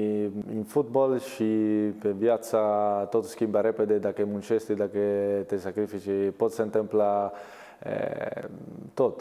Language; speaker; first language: Romanian; non-native, learner; Italian